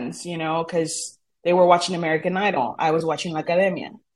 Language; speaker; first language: English; early bilingual, other home language; Spanish